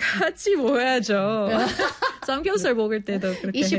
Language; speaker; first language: Korean; non-native, fluent; English